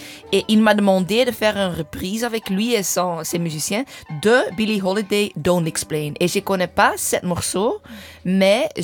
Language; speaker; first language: French; non-native, learner; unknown